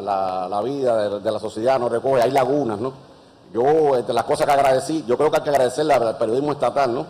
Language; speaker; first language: Spanish; native; Spanish